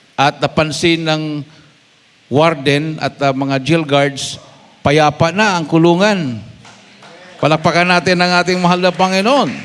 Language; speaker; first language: Filipino; non-native, local second language; Cebuano